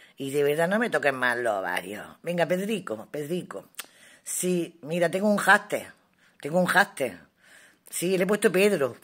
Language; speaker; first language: Spanish; native; Spanish